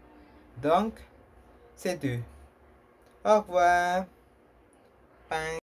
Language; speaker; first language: French; non-native, learner; Spanish